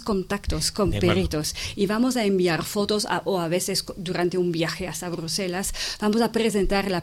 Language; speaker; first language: Spanish; non-native, fluent; French